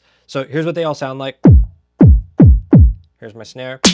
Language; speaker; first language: English; native; English